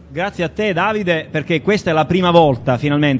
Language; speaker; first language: Italian; native; Italian